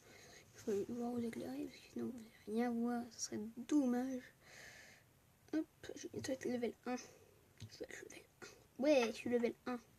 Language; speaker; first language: French; native; French